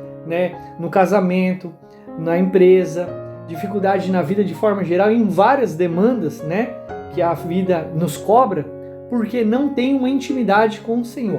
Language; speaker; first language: Portuguese; native; Portuguese